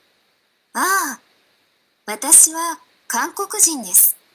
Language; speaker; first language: Japanese; non-native, learner; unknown